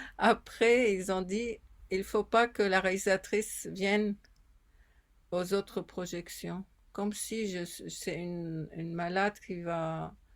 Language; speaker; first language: French; non-native, fluent; Arabic